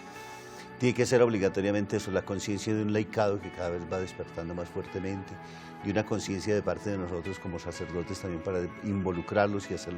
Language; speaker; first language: Spanish; native; Spanish